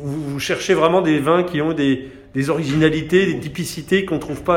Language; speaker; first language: French; native; French